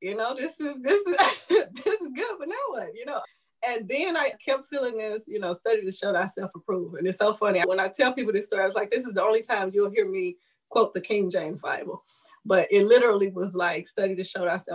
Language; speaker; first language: English; native; English